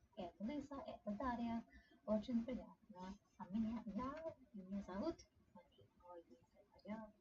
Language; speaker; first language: Russian; non-native, learner; English